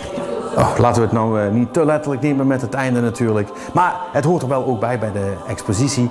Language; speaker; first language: Dutch; native; Dutch